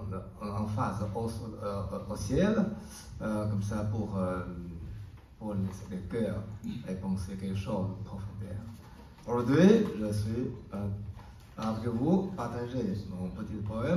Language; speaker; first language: French; non-native, learner; Chinese